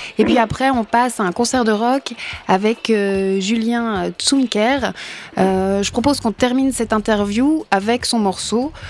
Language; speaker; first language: French; native; French